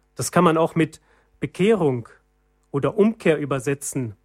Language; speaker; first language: German; native; German